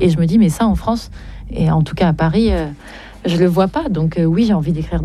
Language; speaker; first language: French; native; French